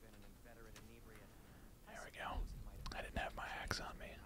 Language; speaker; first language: English; native; English